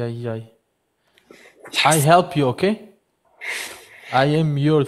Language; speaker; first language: English; non-native, learner; Turkish